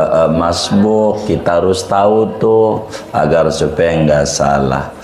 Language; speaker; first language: Indonesian; native; Indonesian